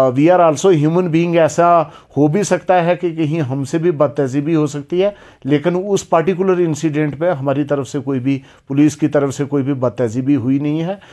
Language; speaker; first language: Hindi; non-native, local second language; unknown